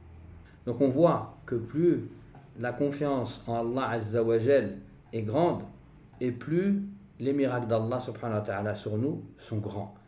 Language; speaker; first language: French; native; French